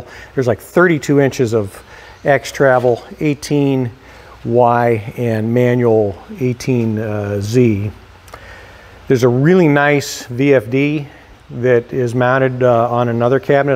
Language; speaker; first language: English; native; English